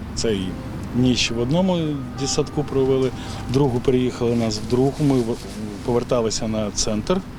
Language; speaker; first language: Ukrainian; native; Ukrainian